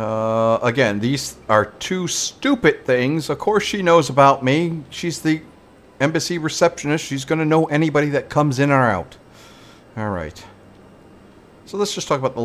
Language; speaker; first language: English; native; English